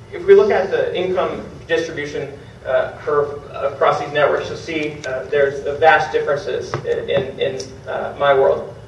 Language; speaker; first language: English; native; English